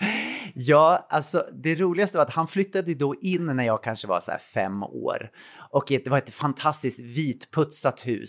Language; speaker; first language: Swedish; native; Swedish